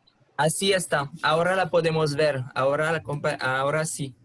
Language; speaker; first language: Spanish; non-native, fluent; French